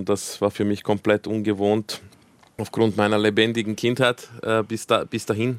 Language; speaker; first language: German; early bilingual, other home language; Croatian